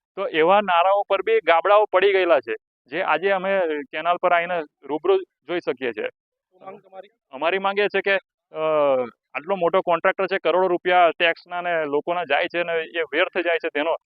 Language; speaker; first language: Gujarati; non-native, local second language; Rathawi